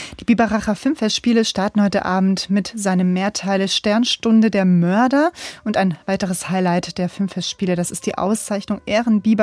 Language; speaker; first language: German; native; German